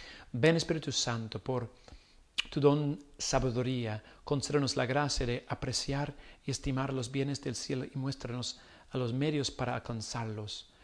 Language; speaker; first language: Spanish; non-native, fluent; English